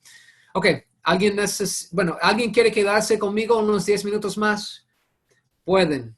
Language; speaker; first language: Spanish; non-native, fluent; English